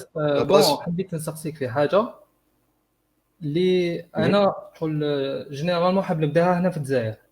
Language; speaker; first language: Arabic; native; Arabic